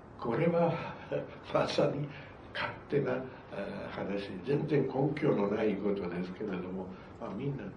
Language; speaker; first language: Japanese; non-native, fluent; Spanish